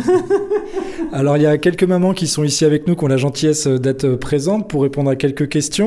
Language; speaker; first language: French; native; French